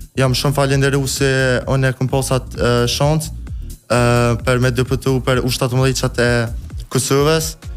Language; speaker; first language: Albanian; early bilingual, heritage; Albanian